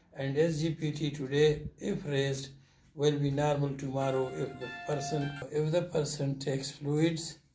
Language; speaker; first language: English; non-native, local second language; Urdu